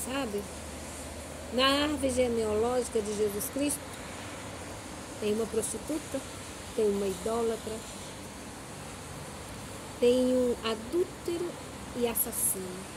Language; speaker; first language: Portuguese; native; Portuguese